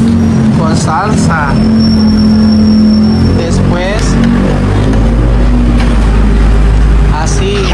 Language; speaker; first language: Spanish; non-native, learner; Filipino